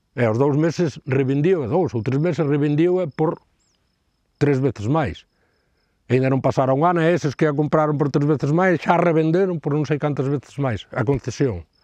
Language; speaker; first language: Galician; native; Galician